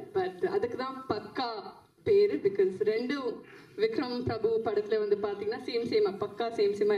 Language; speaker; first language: Tamil; non-native, fluent; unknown